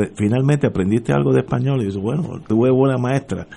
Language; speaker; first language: Spanish; early bilingual, heritage; Spanish